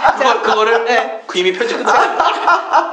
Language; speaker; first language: Korean; native; Korean